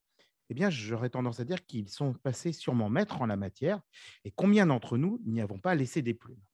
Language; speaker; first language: French; native; French